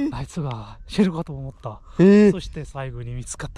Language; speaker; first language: Japanese; non-native, learner; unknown